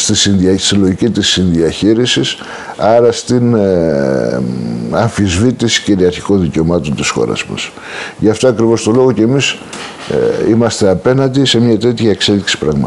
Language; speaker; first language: Greek; native; Greek